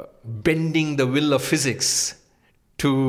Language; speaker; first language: English; non-native, local second language; Telugu